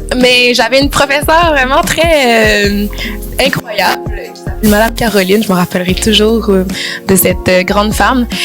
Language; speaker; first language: French; native; French